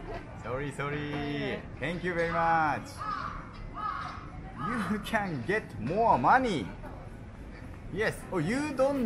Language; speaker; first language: English; non-native, learner; Japanese